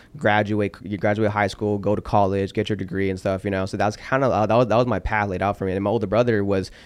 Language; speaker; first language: English; early bilingual, other home language; Polish